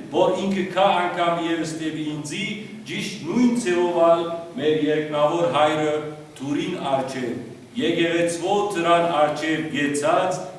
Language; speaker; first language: Armenian; early bilingual, heritage; Armenian